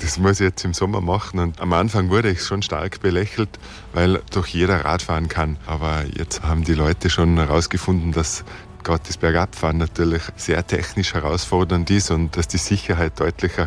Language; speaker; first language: German; native; German